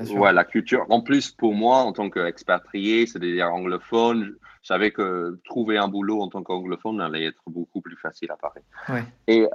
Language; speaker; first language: French; non-native, fluent; English